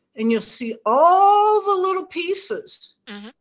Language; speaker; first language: English; native; English